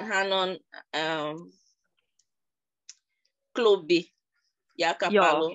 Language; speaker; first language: Finnish; non-native, learner; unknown